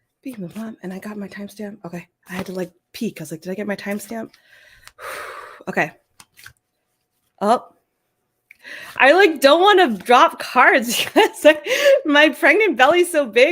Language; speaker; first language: English; native; English